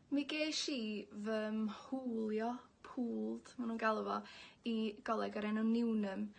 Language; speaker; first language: Welsh; native; Welsh